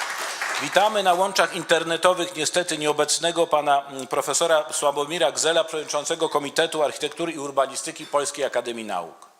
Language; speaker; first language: Polish; native; Polish